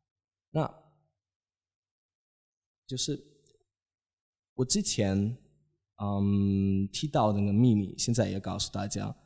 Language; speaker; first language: Chinese; non-native, fluent; Polish